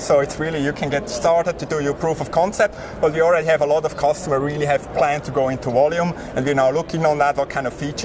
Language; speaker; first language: English; non-native, fluent; German